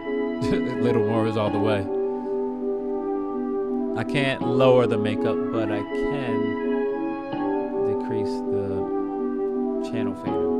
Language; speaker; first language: English; native; English